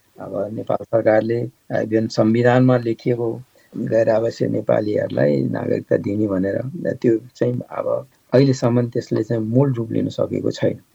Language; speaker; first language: Nepali; native; Nepali